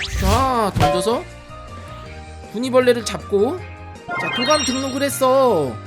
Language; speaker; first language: Korean; native; Korean